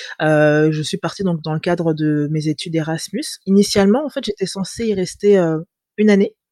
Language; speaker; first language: French; native; French